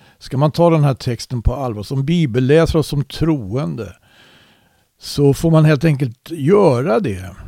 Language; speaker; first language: Swedish; native; Swedish